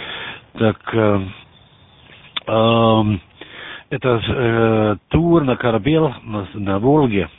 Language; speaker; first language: Russian; non-native, learner; German